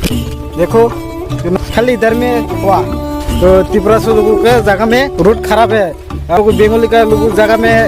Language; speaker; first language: Hindi; non-native, local second language; Kok Borok